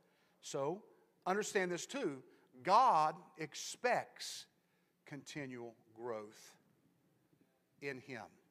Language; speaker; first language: English; native; English